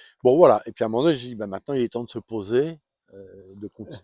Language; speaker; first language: French; native; French